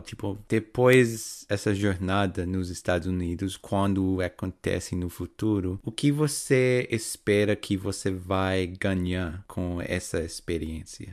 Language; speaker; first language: Portuguese; non-native, fluent; English